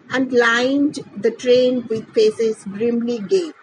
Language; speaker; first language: English; non-native, local second language; Bangla